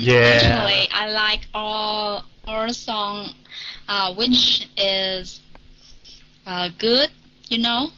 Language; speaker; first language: English; non-native, learner; Vietnamese